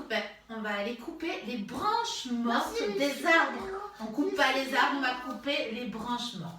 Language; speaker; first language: French; native; French